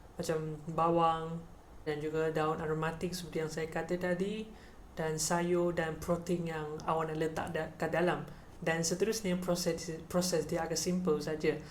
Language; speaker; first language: Malay; non-native, local second language; Chinese